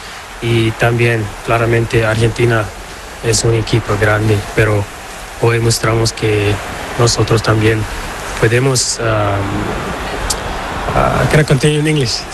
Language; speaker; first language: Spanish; non-native, learner; Portuguese